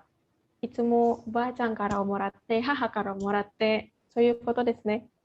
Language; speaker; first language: Japanese; non-native, fluent; Indonesian